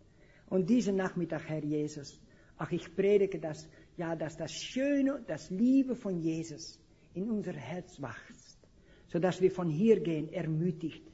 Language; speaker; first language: German; non-native, fluent; Dutch